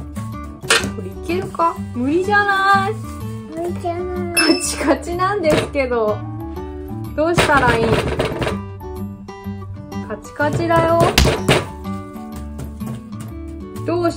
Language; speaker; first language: Japanese; native; Japanese